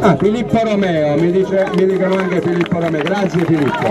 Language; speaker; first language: Italian; native; Italian